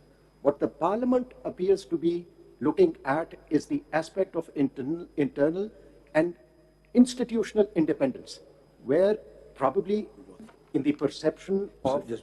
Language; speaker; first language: English; non-native, local second language; Urdu